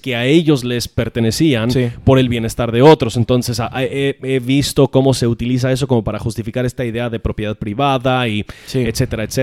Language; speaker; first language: Spanish; non-native, fluent; English